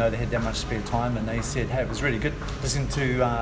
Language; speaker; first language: English; native; English